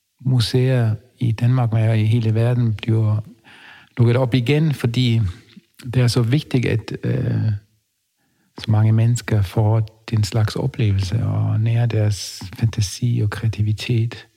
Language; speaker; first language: Danish; non-native, fluent; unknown